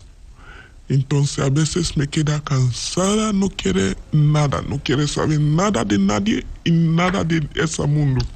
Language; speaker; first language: Spanish; non-native, learner; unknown